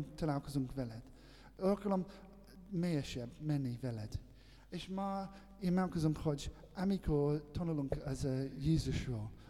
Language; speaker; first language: Hungarian; non-native, learner; English